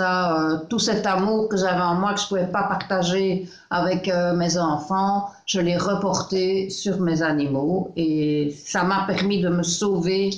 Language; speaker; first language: French; native; French